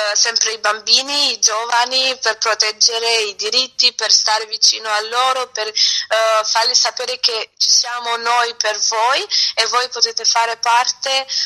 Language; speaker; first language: Italian; non-native, fluent; Albanian